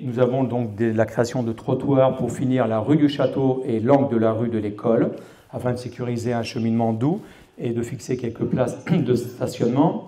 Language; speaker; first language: French; native; French